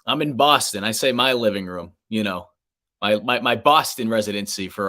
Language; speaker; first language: English; native; English